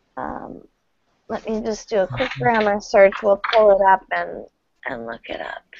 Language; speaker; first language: English; native; English